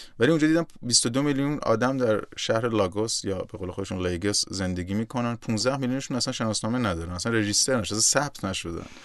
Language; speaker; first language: Persian; native; Persian